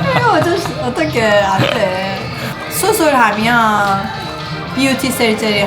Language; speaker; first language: Korean; non-native, learner; Persian